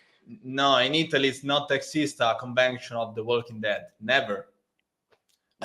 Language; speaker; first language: English; non-native, learner; Italian